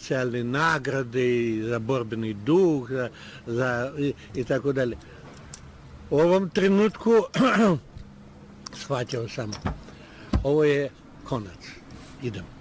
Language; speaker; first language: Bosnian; non-native, learner; Russian